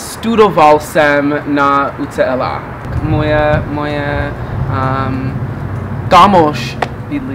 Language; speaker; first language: Czech; early bilingual, heritage; English